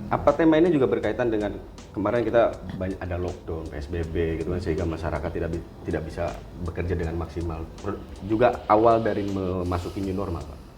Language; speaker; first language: Indonesian; native; Indonesian